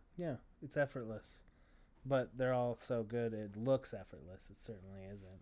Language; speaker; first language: English; native; English